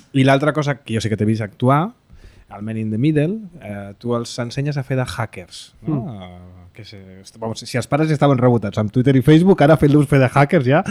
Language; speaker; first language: Catalan; native; Catalan